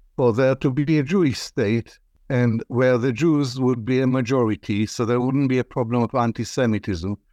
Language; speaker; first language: English; non-native, fluent; Arabic